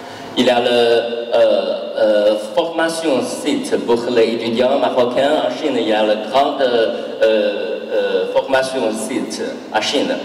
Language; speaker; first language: French; non-native, learner; Chinese